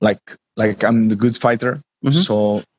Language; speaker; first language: English; non-native, learner; Czech